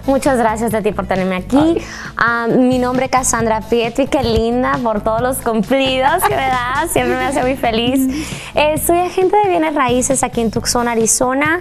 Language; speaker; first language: Spanish; native; Spanish